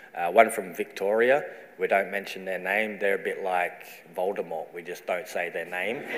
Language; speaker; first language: English; native; English